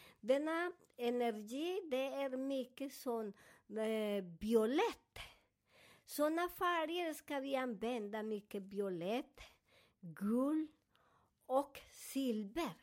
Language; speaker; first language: Swedish; non-native, fluent; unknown